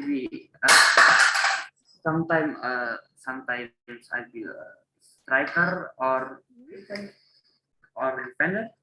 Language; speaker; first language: English; non-native, learner; Indonesian